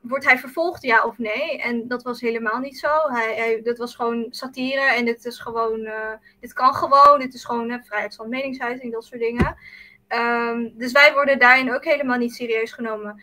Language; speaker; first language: Dutch; early bilingual, other home language; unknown